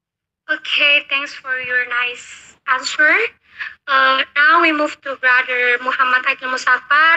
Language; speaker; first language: English; non-native, learner; Indonesian